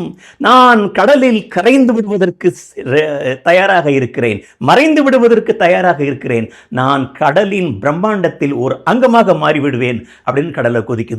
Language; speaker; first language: Tamil; native; Tamil